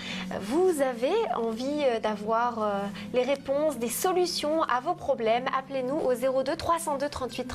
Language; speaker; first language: French; native; French